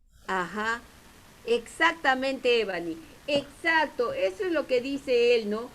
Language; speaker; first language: Spanish; native; Spanish